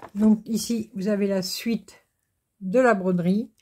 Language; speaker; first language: French; native; French